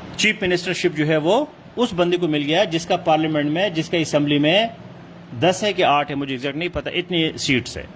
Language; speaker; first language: Urdu; non-native, local second language; Pashto